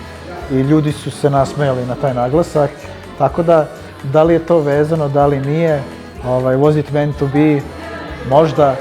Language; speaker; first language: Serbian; early bilingual, heritage; Serbian